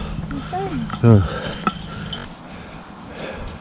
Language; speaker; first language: Japanese; native; Japanese